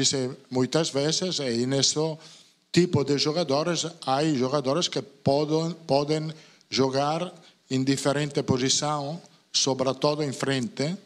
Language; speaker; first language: Portuguese; non-native, learner; Italian